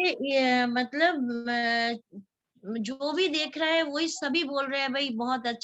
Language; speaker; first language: Hindi; non-native, local second language; Bangla